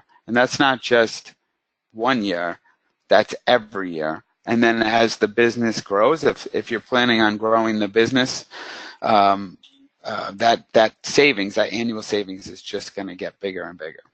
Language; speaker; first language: English; native; English